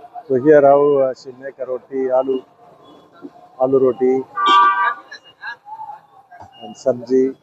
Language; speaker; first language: English; non-native, local second language; Tamil